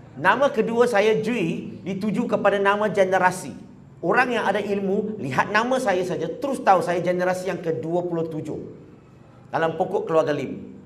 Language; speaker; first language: Malay; non-native, local second language; Chinese